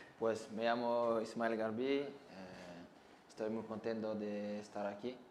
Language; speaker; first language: Spanish; non-native, learner; French